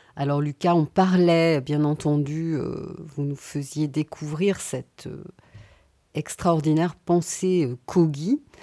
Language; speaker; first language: French; native; French